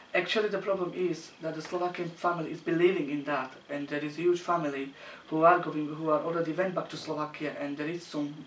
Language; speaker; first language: English; non-native, learner; Slovak